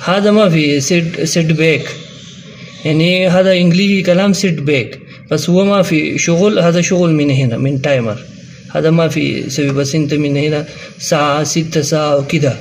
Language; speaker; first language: Arabic; non-native, learner; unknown